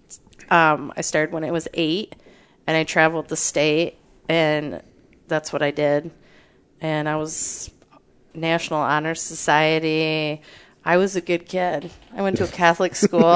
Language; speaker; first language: English; native; English